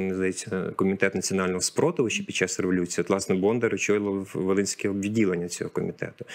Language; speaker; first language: Ukrainian; native; Ukrainian